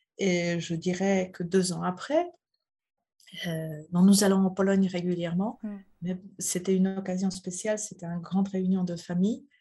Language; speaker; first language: French; non-native, fluent; Polish